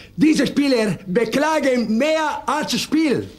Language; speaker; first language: German; non-native, learner; Italian